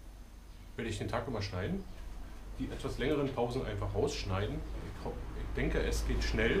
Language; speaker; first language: German; native; German